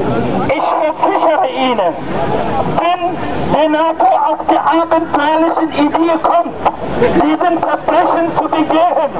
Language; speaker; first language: German; non-native, fluent; Arabic